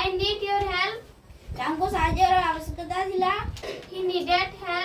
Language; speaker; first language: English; non-native, local second language; Odia